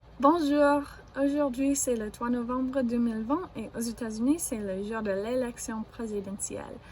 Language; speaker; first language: French; non-native, learner; English